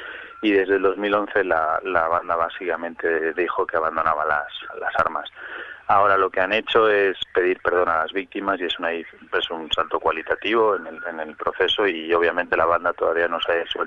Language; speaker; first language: Spanish; native; Spanish